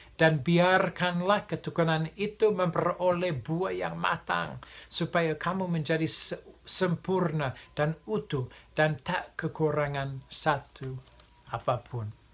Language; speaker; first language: Indonesian; non-native, fluent; English